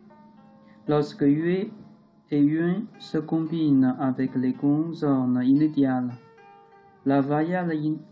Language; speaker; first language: French; non-native, learner; Chinese